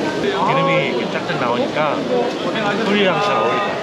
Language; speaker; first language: Korean; native; Korean